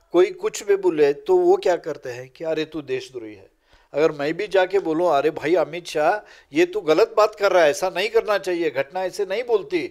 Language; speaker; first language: Urdu; non-native, local second language; Marathi